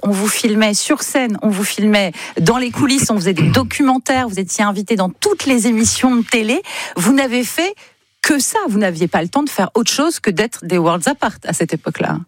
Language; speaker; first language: French; native; French